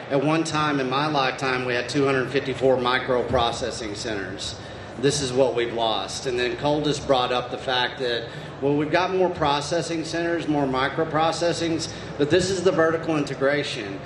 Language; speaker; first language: English; native; English